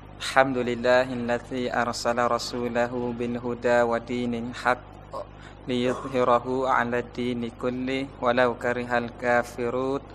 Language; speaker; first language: Malay; native; Malay